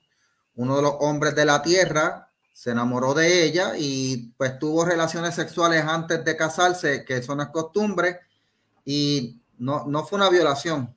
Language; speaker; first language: Spanish; native; Spanish